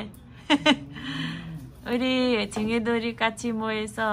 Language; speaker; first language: Korean; non-native, learner; Nepali